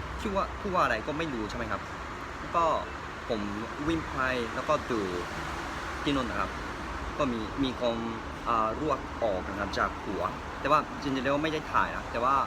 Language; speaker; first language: Thai; non-native, learner; Japanese